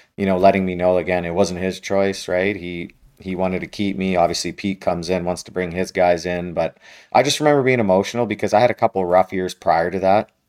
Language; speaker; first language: English; native; English